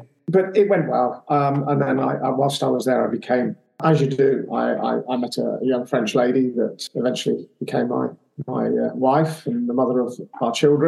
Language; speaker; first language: English; native; English